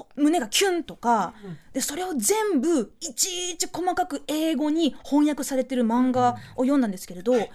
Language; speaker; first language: Japanese; native; Japanese